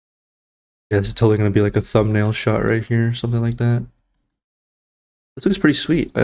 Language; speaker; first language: English; native; English